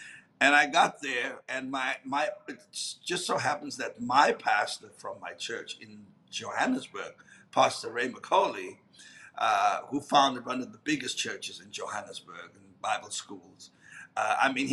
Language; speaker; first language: English; non-native, local second language; Afrikaans